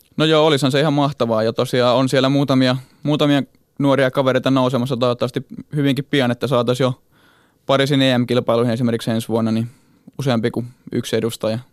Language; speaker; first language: Finnish; native; Finnish